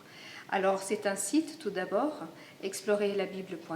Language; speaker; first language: French; native; French